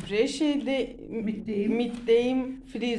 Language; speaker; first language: German; non-native, learner; Turkish